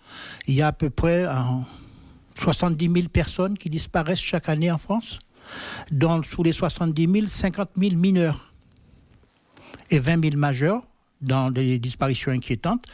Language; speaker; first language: French; native; French